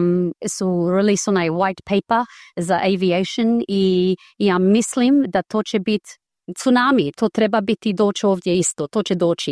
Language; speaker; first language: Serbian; early bilingual, heritage; Croatian